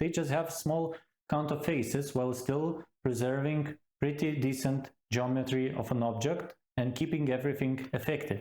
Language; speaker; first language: English; non-native, fluent; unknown